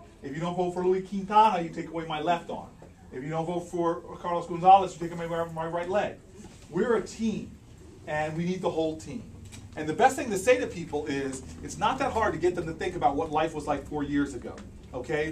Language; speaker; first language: English; native; English